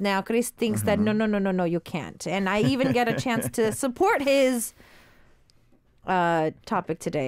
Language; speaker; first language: English; early bilingual, other home language; Korean